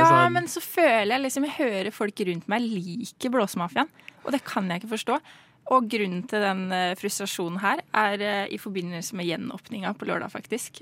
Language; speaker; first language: Norwegian; native; Norwegian